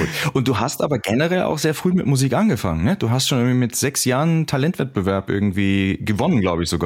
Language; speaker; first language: German; native; German